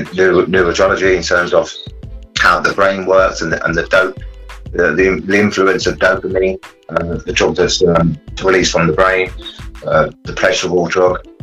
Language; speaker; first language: English; native; English